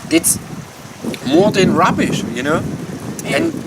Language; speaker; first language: English; non-native, learner; German